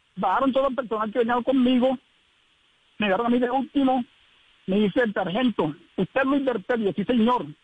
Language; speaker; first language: Spanish; native; Spanish